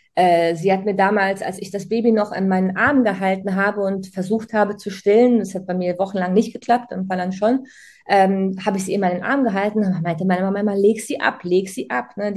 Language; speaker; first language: German; early bilingual, other home language; Croatian